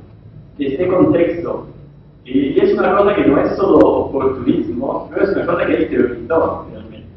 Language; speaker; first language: Spanish; non-native, fluent; Italian